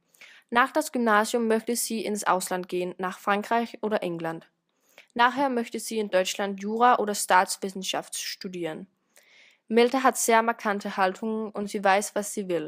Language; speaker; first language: German; non-native, learner; Danish